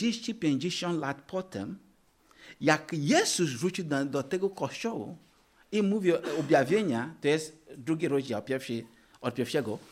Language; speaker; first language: Polish; non-native, learner; Ukrainian